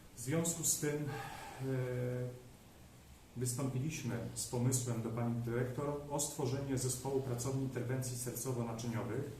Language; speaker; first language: Polish; native; Polish